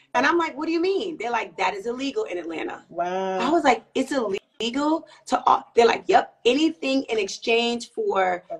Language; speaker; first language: English; native; English